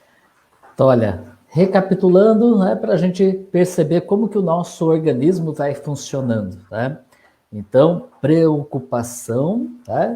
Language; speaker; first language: Portuguese; native; Portuguese